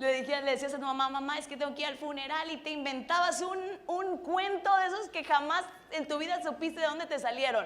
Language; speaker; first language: Spanish; native; Spanish